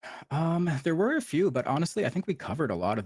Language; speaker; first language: English; native; English